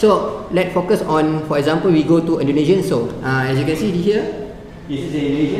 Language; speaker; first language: English; non-native, local second language; Malay